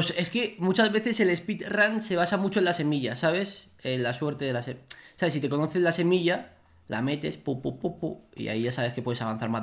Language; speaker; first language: Spanish; native; Spanish